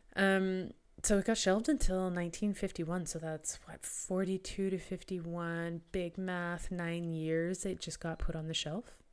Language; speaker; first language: English; native; English